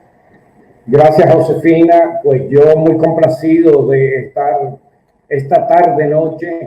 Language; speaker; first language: Spanish; native; Spanish